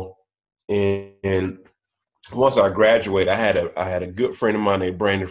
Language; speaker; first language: English; native; English